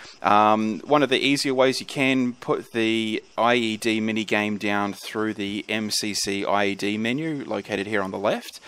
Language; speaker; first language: English; native; English